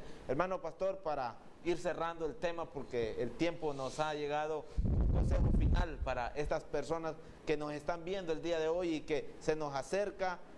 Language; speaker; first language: Spanish; native; Spanish